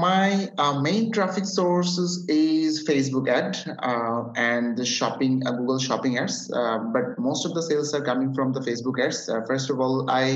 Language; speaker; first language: English; non-native, local second language; Bangla